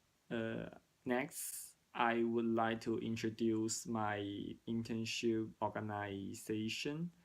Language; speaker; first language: English; non-native, learner; Cantonese